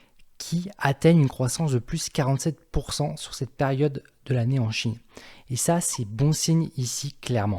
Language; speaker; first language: French; native; French